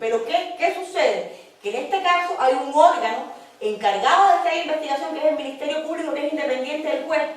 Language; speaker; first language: Spanish; native; Spanish